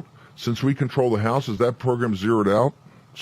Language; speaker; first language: English; native; English